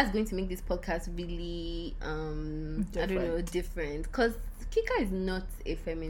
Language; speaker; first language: English; non-native, local second language; Yoruba